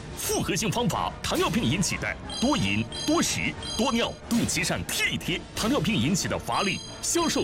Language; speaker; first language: Chinese; native; Chinese